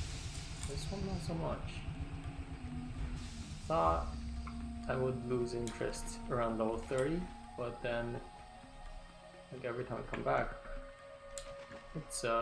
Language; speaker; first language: English; native; English